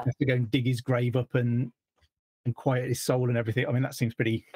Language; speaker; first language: English; native; English